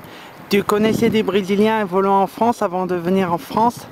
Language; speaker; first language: French; native; French